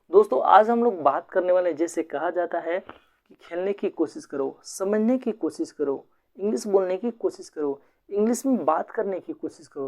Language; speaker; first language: Hindi; native; Hindi